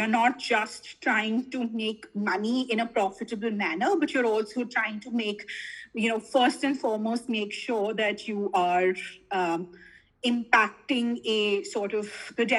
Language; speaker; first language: English; non-native, local second language; Hindi